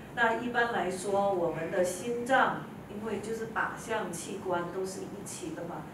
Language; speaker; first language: Chinese; native; Chinese